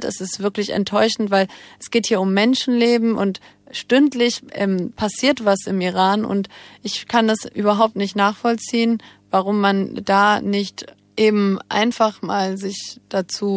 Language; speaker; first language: German; early bilingual, other home language; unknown